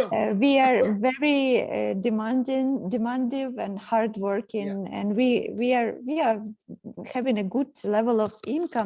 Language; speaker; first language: English; non-native, fluent; Ukrainian